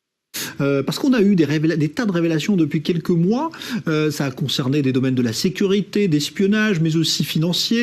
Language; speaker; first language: French; native; French